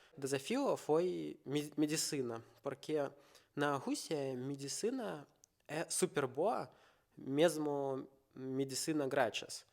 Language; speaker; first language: Portuguese; non-native, learner; Russian